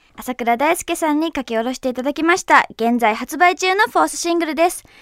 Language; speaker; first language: Japanese; native; Japanese